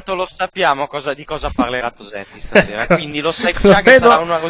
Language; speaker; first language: Italian; native; Italian